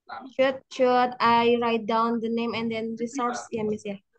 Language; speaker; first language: English; non-native, learner; Indonesian